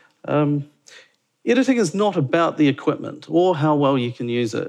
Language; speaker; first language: English; native; English